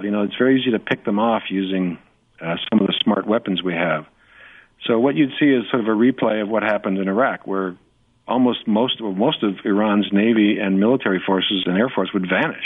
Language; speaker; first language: English; native; English